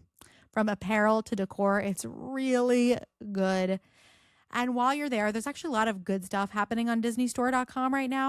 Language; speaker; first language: English; native; English